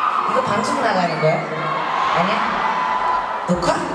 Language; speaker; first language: Korean; early bilingual, heritage; Korean